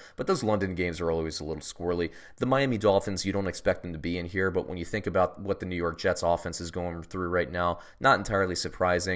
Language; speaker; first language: English; native; English